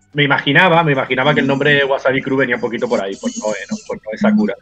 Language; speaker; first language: Spanish; native; Spanish